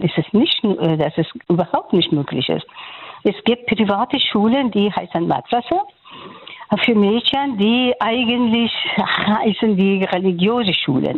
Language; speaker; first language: German; non-native, fluent; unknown